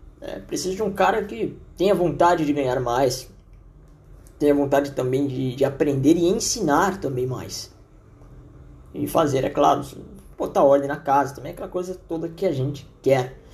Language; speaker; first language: Portuguese; native; Portuguese